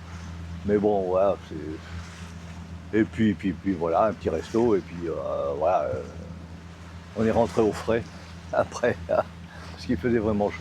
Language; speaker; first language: French; native; French